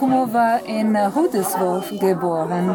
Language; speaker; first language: German; non-native, learner; Italian